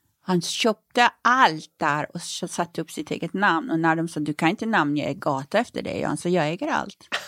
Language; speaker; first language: Swedish; non-native, fluent; Persian